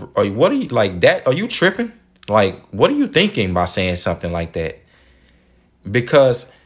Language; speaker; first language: English; native; English